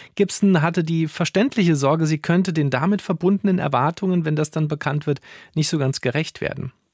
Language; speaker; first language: German; native; German